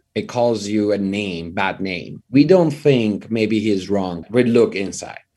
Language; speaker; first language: English; non-native, fluent; Persian